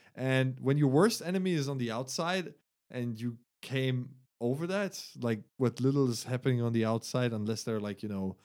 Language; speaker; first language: English; non-native, fluent; German